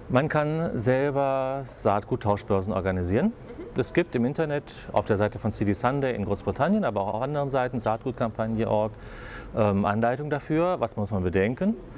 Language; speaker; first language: German; native; German